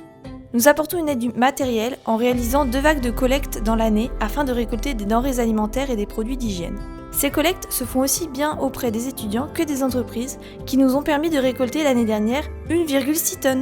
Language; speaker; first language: French; native; French